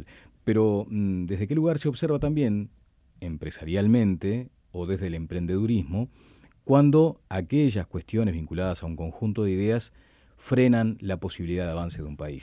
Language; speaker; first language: Spanish; native; Spanish